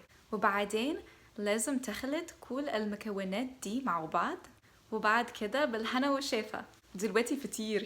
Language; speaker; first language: Arabic; non-native, fluent; English